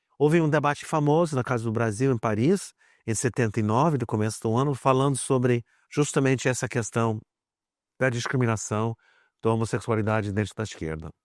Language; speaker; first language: Portuguese; non-native, fluent; English